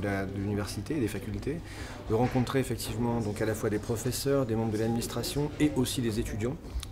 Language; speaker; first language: French; native; French